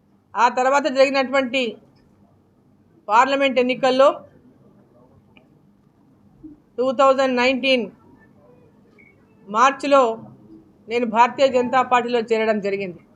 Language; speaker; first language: Telugu; native; Telugu